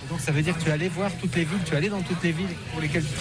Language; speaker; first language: French; native; French